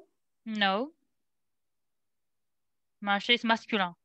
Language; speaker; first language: French; non-native, fluent; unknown